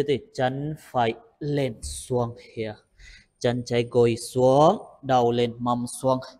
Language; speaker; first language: Vietnamese; non-native, learner; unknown